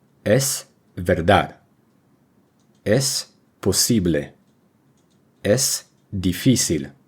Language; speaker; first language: Spanish; non-native, fluent; English